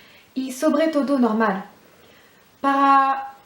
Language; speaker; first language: Spanish; non-native, learner; French